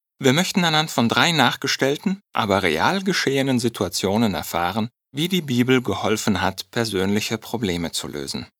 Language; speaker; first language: German; native; German